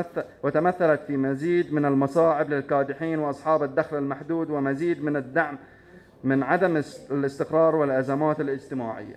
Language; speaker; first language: Arabic; native; Arabic